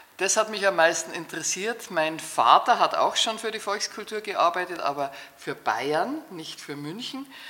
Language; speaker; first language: German; native; German